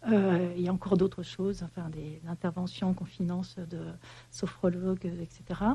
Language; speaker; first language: French; native; French